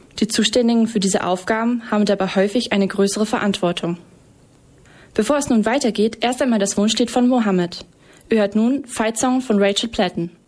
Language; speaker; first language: German; native; German